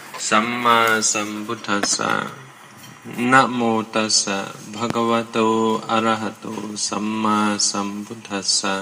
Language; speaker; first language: Thai; non-native, fluent; English